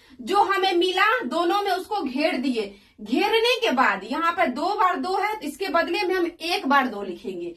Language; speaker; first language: Hindi; native; Hindi